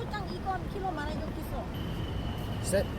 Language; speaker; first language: Korean; non-native, learner; Thai